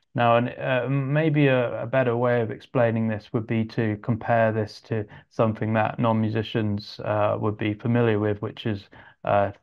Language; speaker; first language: English; native; English